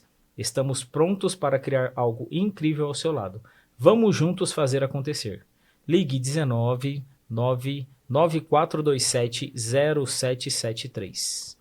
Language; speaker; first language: Portuguese; native; Portuguese